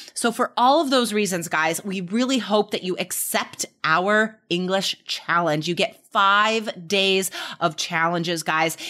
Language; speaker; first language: English; native; English